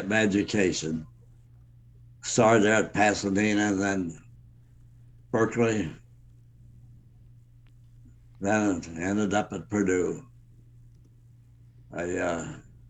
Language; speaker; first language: English; native; English